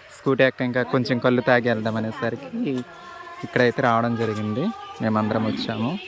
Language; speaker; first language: Telugu; native; Telugu